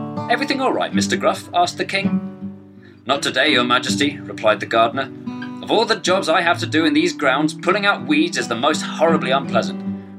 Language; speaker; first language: English; native; English